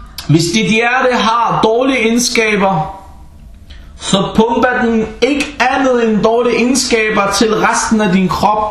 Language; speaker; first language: Danish; early bilingual, other home language; Arabic